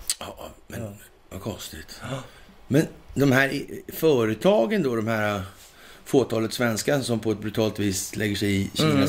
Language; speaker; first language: Swedish; native; Swedish